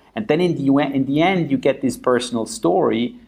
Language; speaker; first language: English; non-native, fluent; German